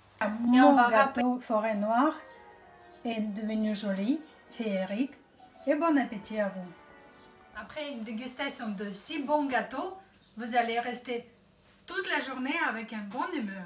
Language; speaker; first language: French; non-native, fluent; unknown